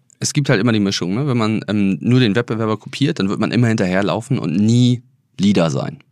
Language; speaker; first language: German; native; German